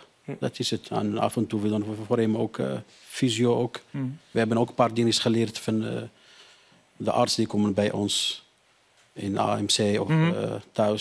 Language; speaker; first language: Dutch; non-native, learner; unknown